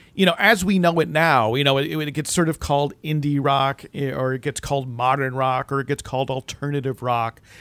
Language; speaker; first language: English; native; English